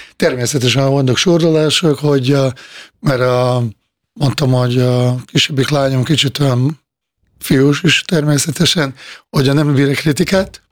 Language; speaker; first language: Hungarian; non-native, fluent; Bosnian